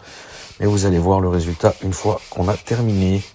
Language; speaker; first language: French; native; French